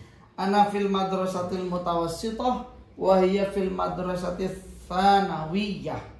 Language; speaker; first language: Arabic; non-native, fluent; Indonesian